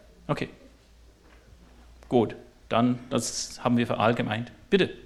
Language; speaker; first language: German; non-native, fluent; English